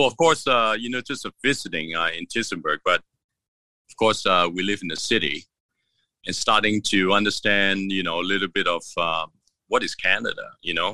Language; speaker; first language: English; non-native, local second language; Cantonese